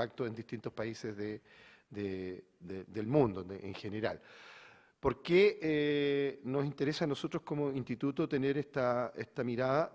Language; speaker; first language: Spanish; native; Spanish